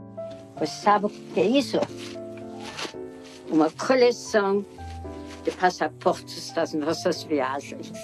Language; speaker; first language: Portuguese; non-native, fluent; German